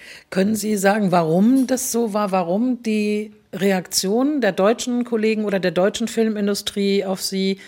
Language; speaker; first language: German; native; German